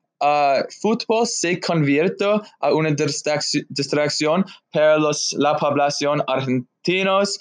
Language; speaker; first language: Spanish; non-native, learner; English